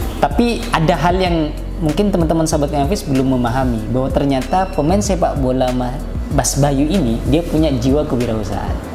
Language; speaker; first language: Indonesian; native; Indonesian